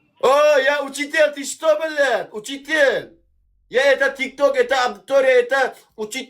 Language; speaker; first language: Russian; non-native, learner; Turkmen